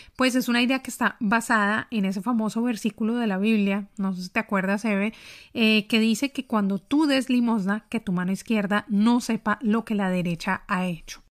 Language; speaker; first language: Spanish; native; Spanish